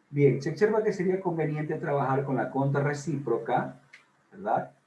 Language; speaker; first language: Spanish; native; Spanish